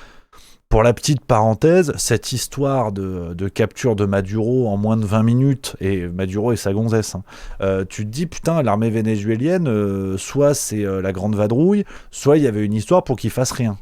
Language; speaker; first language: French; native; French